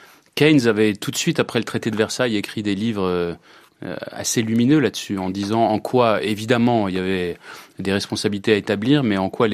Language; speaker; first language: French; native; French